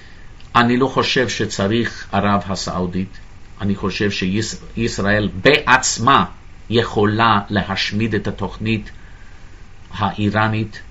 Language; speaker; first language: Hebrew; non-native, fluent; English